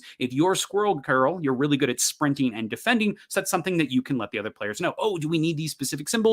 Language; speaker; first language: English; native; English